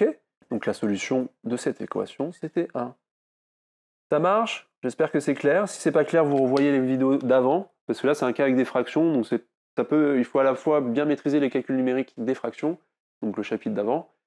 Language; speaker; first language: French; native; French